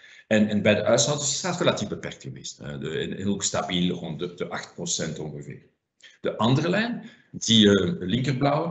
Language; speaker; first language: Dutch; non-native, fluent; French